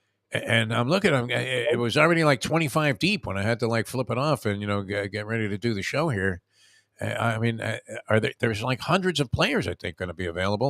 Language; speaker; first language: English; native; English